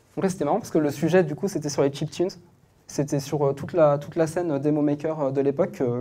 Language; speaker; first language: French; native; French